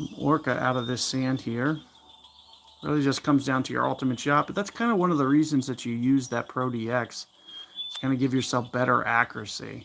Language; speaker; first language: English; native; English